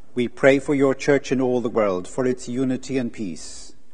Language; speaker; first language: English; native; English